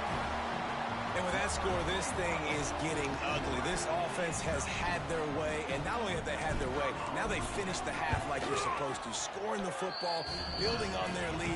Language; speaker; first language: English; native; English